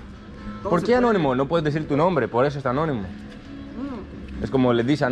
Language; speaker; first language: Spanish; non-native, learner; Greek